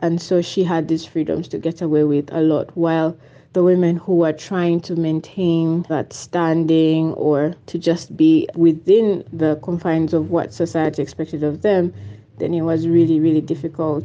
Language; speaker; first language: English; non-native, local second language; Ganda